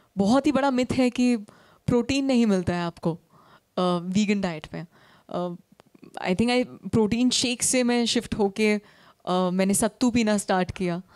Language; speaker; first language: Hindi; native; Hindi